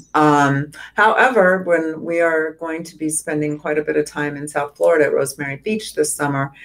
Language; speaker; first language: English; native; English